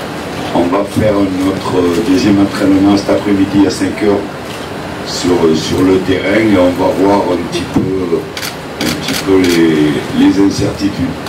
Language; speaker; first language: French; native; French